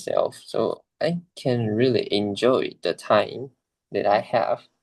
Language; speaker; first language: English; non-native, learner; Chinese